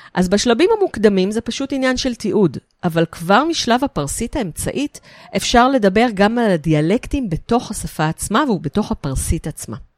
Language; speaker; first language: Hebrew; native; Hebrew